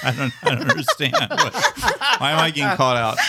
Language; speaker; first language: English; native; English